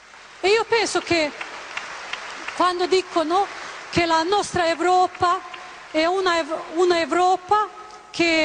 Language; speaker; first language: Italian; non-native, fluent; Croatian